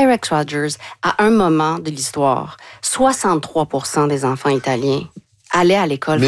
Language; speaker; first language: French; native; French